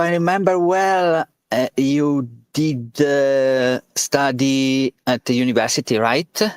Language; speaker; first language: English; non-native, learner; Italian